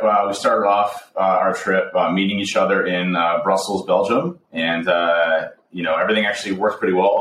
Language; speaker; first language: English; native; English